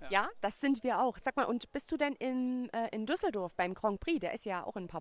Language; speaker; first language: German; native; German